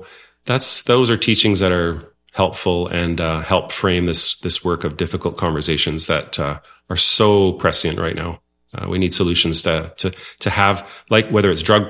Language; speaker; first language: English; non-native, fluent; Dutch